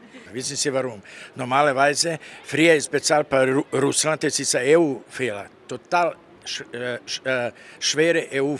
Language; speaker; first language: German; non-native, learner; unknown